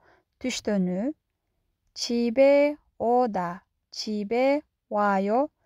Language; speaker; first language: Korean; non-native, fluent; Kyrgyz